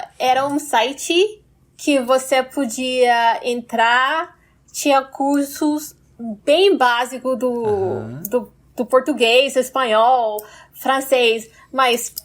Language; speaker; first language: Portuguese; non-native, fluent; English